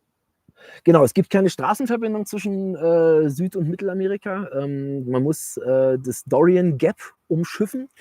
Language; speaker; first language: German; native; German